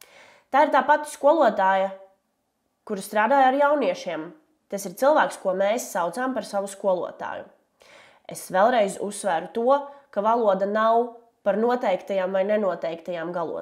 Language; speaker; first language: Latvian; native; Latvian